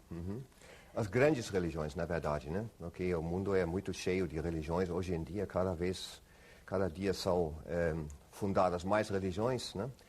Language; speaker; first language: Portuguese; non-native, fluent; German